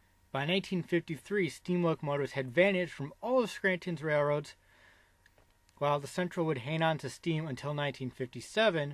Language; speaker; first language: English; native; English